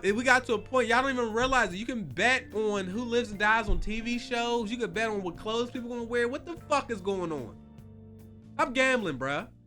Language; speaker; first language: English; native; English